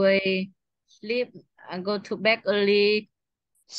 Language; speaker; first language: English; non-native, learner; Vietnamese